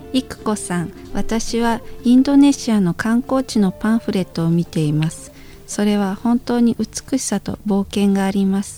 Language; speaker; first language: Japanese; non-native, fluent; Indonesian